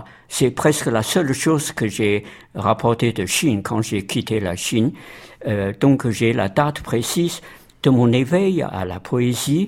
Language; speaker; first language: French; non-native, fluent; Chinese